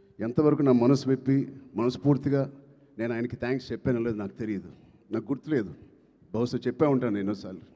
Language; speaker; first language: Telugu; native; Telugu